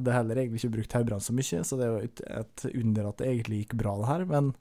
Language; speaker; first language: Norwegian; native; Norwegian